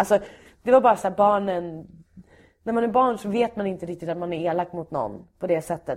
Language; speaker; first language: Swedish; native; Swedish